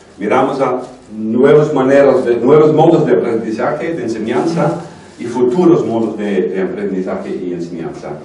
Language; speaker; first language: Spanish; non-native, fluent; Dutch